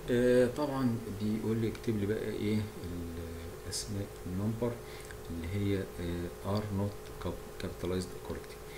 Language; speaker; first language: Arabic; native; Arabic